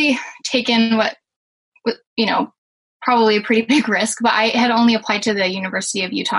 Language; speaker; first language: English; native; English